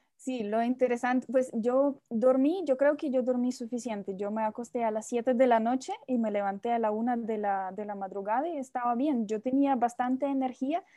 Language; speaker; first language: Spanish; non-native, fluent; Russian